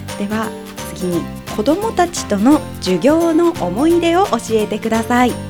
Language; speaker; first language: Japanese; native; Japanese